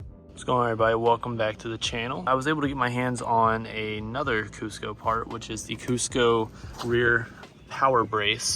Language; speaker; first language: English; native; English